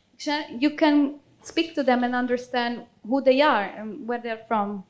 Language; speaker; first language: English; non-native, fluent; Italian